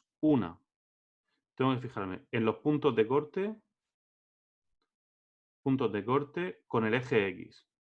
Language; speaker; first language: Spanish; native; Spanish